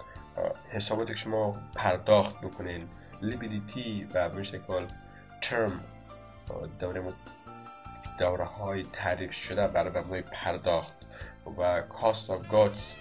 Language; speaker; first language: Persian; native; Persian